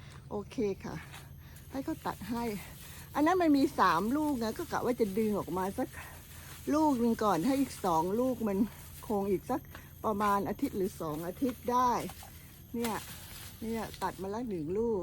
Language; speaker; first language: Thai; native; Thai